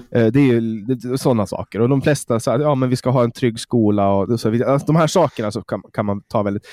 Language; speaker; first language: Swedish; native; Swedish